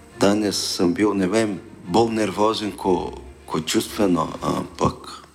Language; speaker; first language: Slovenian; non-native, learner; Portuguese